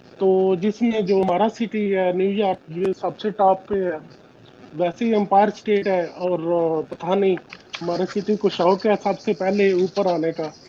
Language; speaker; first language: Urdu; non-native, local second language; Punjabi